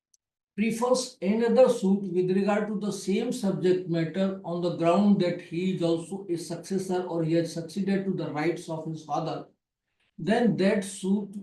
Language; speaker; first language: English; non-native, local second language; Hindi